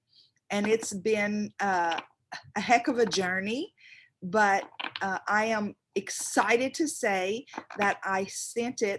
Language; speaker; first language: English; native; English